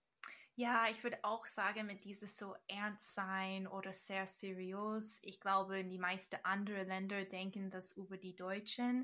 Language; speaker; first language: German; non-native, fluent; English